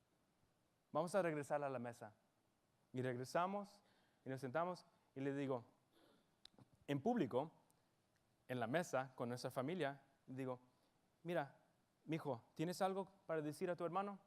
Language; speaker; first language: Spanish; early bilingual, heritage; English